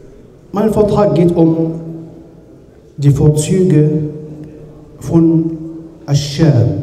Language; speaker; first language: German; non-native, learner; Arabic